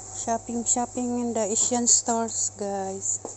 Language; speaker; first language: English; non-native, local second language; Filipino